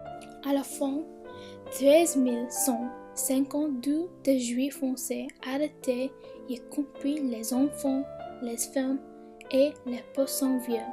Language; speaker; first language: French; non-native, learner; English